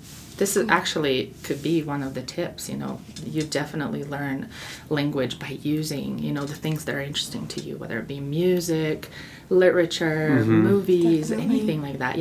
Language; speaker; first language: English; non-native, fluent; Russian